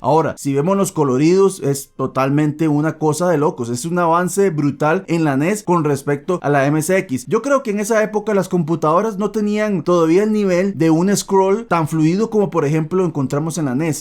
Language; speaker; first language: Spanish; native; Spanish